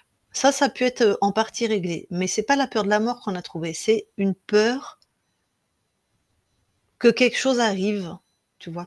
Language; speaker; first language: French; native; French